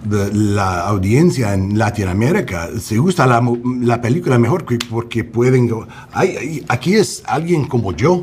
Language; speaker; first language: Spanish; early bilingual, heritage; English